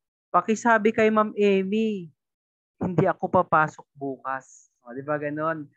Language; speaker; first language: Filipino; native; Filipino